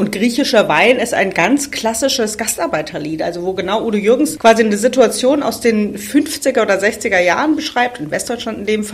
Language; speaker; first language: German; native; German